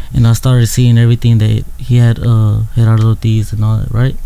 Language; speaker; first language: English; early bilingual, other home language; Spanish